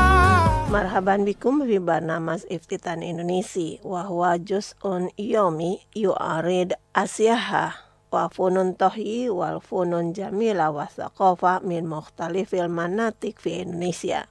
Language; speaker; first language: Arabic; non-native, fluent; Indonesian